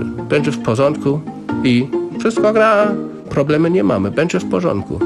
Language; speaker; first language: Polish; non-native, learner; German